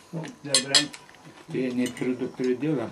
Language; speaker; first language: Russian; non-native, local second language; Uyghur